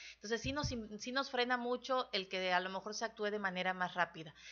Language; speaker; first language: Spanish; native; Spanish